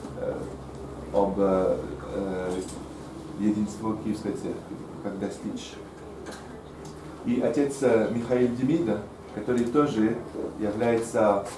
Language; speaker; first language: Russian; non-native, fluent; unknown